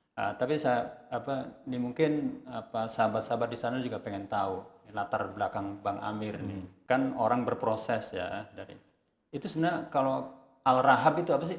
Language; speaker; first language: Indonesian; native; Indonesian